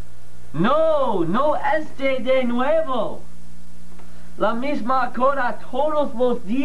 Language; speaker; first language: Spanish; non-native, learner; English